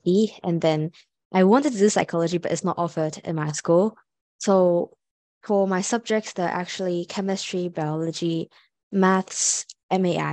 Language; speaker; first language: English; non-native, local second language; Cantonese